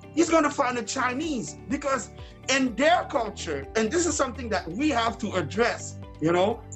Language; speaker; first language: English; early bilingual, other home language; French